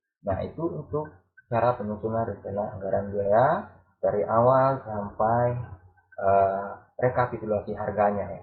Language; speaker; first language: Indonesian; native; Indonesian